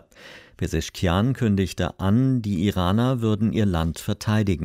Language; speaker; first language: German; native; German